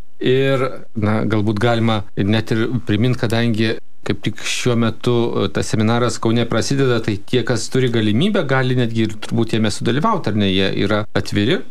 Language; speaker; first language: Lithuanian; native; Lithuanian